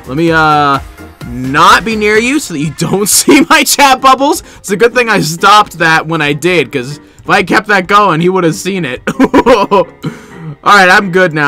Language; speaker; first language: English; native; English